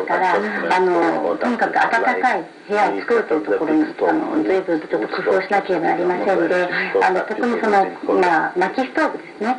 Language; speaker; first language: Japanese; native; Japanese